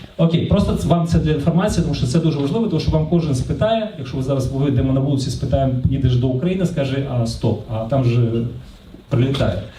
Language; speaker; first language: Ukrainian; non-native, local second language; Russian